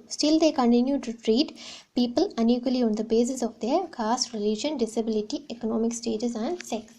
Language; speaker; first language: English; non-native, local second language; Malayalam